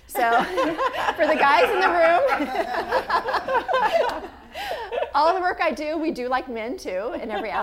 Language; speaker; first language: English; native; English